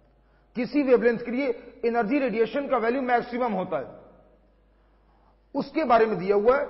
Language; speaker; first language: Hindi; native; Hindi